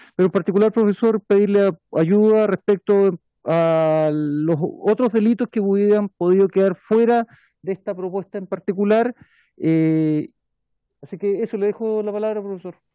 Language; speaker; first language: Spanish; native; Spanish